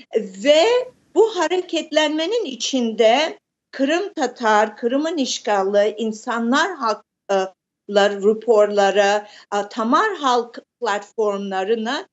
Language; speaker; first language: Turkish; early bilingual, heritage; Turkish